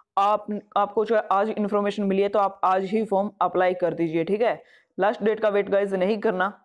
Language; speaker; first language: Hindi; non-native, local second language; Punjabi